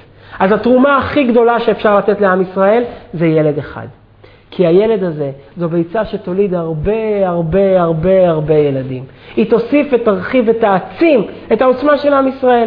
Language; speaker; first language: Hebrew; native; Hebrew